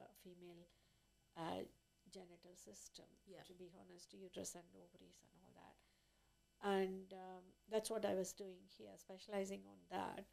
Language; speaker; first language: English; non-native, local second language; Tamil